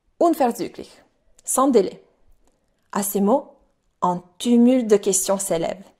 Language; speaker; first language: French; non-native, fluent; Italian